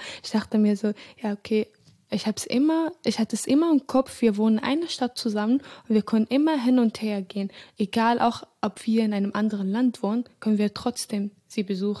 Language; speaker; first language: German; early bilingual, other home language; Arabic